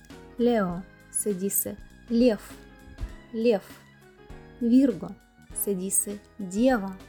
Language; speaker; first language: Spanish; non-native, fluent; Russian